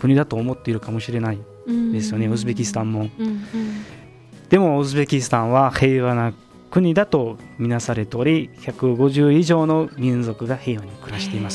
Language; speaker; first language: Japanese; non-native, fluent; Uzbek